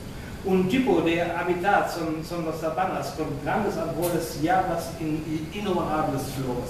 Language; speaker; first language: Spanish; non-native, fluent; German